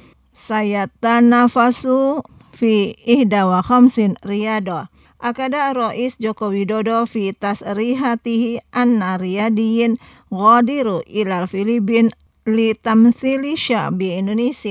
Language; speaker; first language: Arabic; non-native, learner; Indonesian